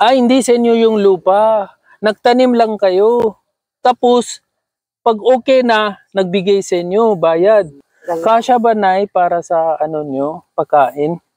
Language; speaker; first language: Filipino; non-native, learner; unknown